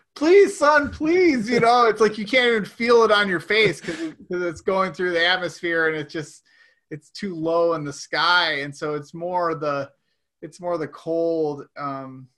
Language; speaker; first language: English; native; English